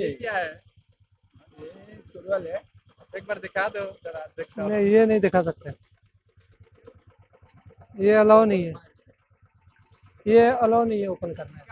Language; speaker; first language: Hindi; non-native, local second language; Punjabi